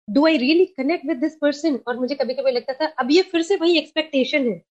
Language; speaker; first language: Hindi; non-native, local second language; Sindhi